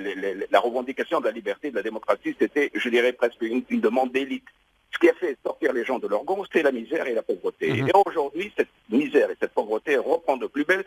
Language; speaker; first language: French; non-native, local second language; Arabic